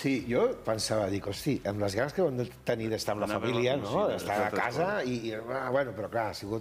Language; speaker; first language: Catalan; native; Catalan